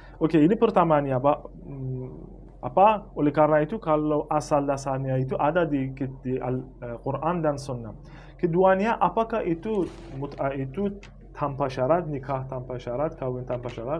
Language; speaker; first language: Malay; non-native, fluent; Persian